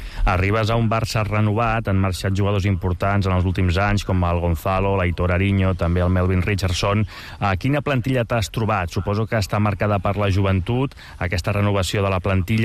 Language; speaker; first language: Catalan; native; Catalan